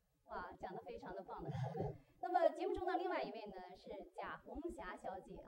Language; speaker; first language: Chinese; native; Chinese